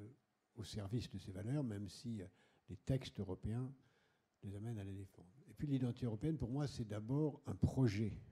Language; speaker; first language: French; native; French